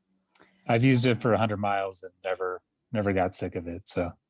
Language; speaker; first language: English; native; English